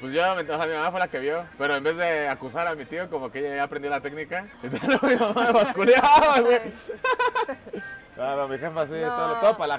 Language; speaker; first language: Spanish; native; Spanish